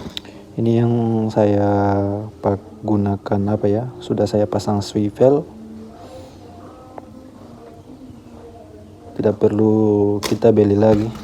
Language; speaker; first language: Indonesian; native; Indonesian